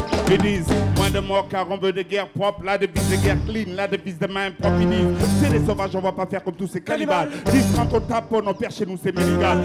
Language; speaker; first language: French; non-native, local second language; Wolof